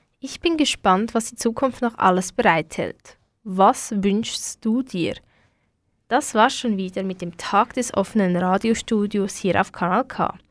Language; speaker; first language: German; native; German